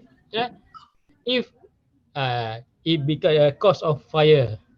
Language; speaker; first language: English; non-native, learner; Malay